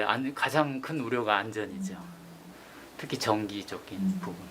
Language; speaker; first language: Korean; native; Korean